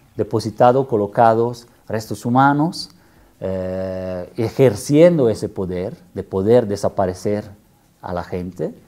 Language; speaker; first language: Spanish; non-native, fluent; Italian